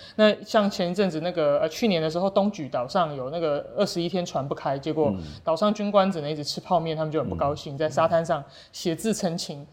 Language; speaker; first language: Chinese; native; Chinese